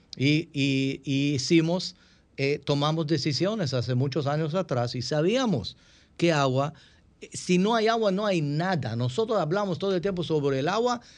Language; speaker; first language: Spanish; non-native, fluent; Hebrew